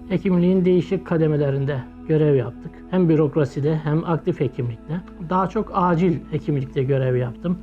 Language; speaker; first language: Turkish; native; Turkish